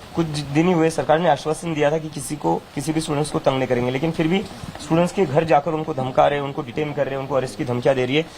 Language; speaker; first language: Hindi; non-native, local second language; Marathi